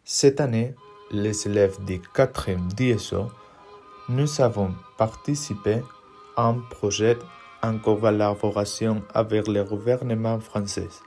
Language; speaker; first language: French; non-native, learner; Spanish